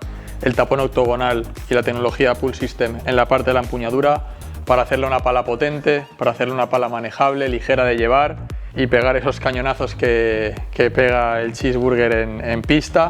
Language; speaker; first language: Spanish; native; Spanish